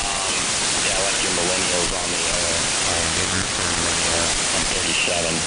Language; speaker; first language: English; native; English